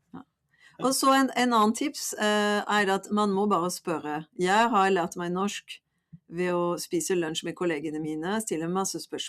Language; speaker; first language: Norwegian; non-native, fluent; French